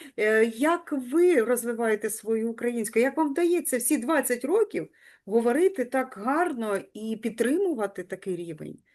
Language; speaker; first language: Ukrainian; native; Ukrainian